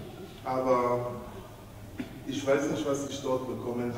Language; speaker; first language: German; non-native, learner; French